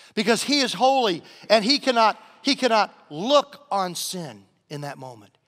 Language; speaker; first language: English; native; English